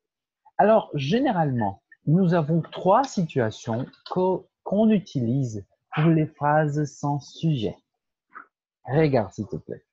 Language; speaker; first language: French; non-native, fluent; Portuguese